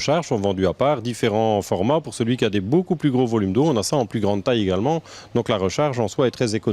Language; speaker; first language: French; native; French